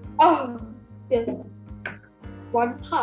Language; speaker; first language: English; non-native, learner; Indonesian